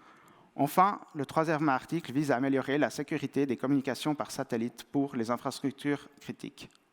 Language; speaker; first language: French; native; French